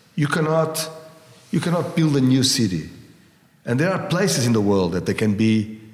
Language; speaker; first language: English; non-native, fluent; Portuguese